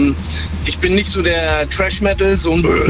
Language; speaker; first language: German; native; German